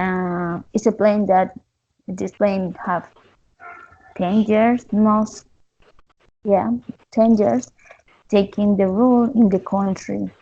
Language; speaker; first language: English; non-native, learner; Spanish